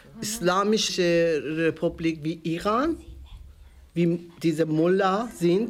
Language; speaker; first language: German; non-native, learner; Persian